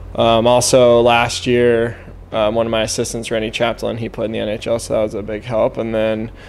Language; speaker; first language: English; native; English